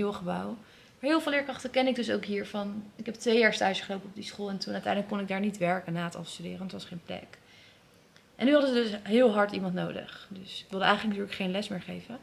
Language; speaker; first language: Dutch; native; Dutch